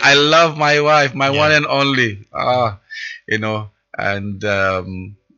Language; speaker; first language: English; non-native, local second language; Arabic